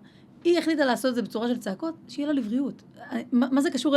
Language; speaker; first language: Hebrew; native; Hebrew